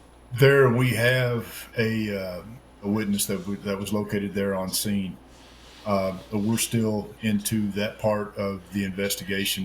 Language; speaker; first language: English; native; English